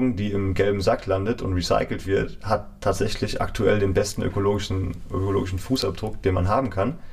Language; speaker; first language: German; native; German